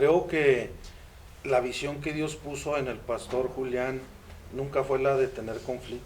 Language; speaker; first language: Spanish; native; Spanish